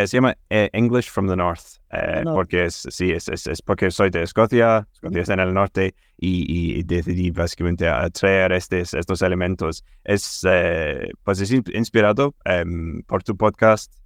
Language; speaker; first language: Spanish; non-native, fluent; English